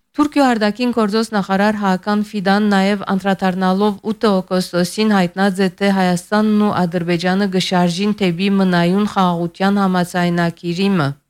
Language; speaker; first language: Armenian; early bilingual, heritage; Armenian